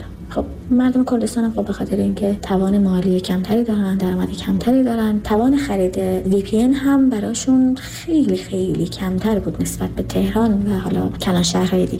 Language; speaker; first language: Persian; non-native, local second language; Kurdish